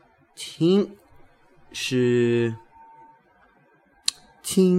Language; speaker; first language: Chinese; non-native, learner; English